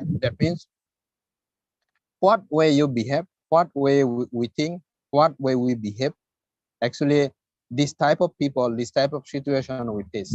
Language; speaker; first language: English; non-native, fluent; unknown